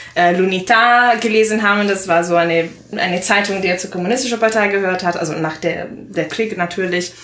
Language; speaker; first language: German; non-native, fluent; Italian